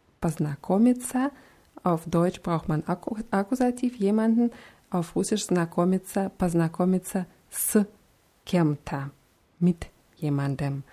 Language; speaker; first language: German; non-native, fluent; Russian